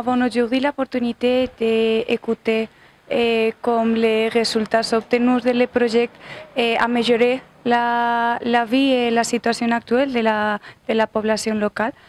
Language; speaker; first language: French; non-native, learner; Spanish